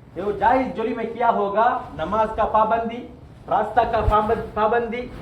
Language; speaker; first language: Urdu; non-native, learner; Tamil